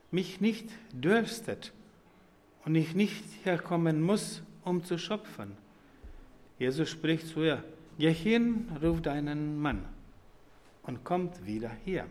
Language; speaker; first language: German; non-native, fluent; Croatian